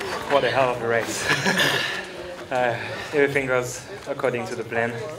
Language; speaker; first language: English; non-native, fluent; French